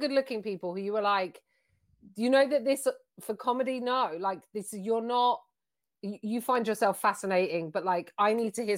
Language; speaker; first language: English; native; English